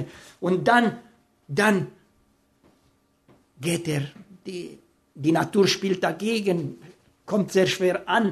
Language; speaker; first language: German; non-native, fluent; Romanian